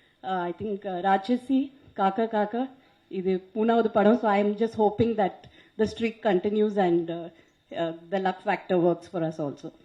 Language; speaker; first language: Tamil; non-native, local second language; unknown